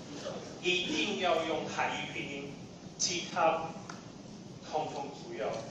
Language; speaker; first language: Chinese; non-native, fluent; English